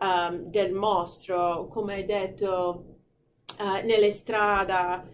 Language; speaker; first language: Italian; non-native, fluent; English